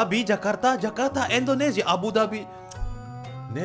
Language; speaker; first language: Turkish; non-native, learner; Indonesian